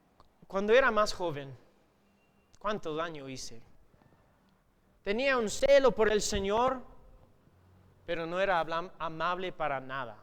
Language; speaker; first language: Spanish; non-native, fluent; English